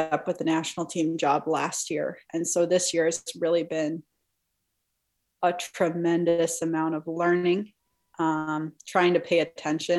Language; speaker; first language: English; native; English